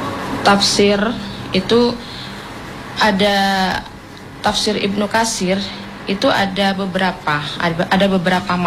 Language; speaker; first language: Indonesian; native; Indonesian